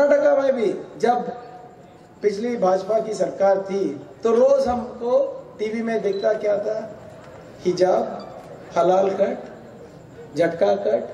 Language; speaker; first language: Hindi; non-native, local second language; Kannada